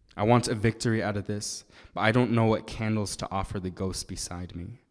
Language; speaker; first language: English; native; English